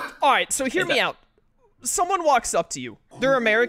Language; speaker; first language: English; native; English